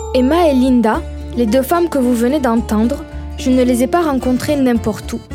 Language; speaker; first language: French; native; French